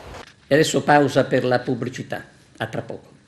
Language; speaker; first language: Italian; native; Italian